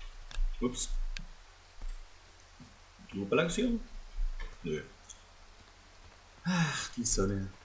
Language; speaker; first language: German; native; German